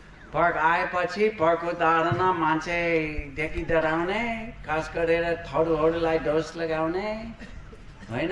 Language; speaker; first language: Nepali; non-native, fluent; English